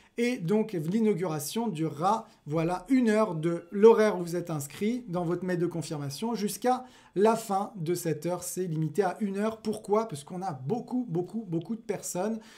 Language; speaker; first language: French; native; French